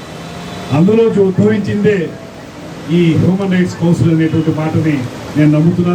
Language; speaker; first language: Telugu; native; Telugu